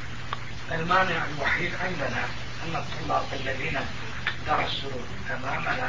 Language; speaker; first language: Arabic; non-native, fluent; Turkish